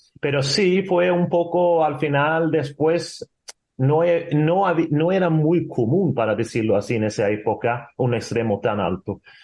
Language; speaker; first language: Spanish; non-native, fluent; Swedish